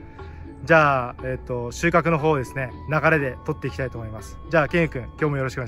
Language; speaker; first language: Japanese; native; Japanese